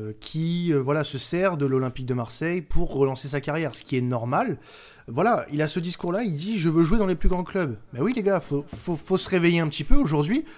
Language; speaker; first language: French; native; French